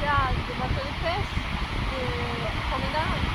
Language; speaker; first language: French; non-native, learner; Portuguese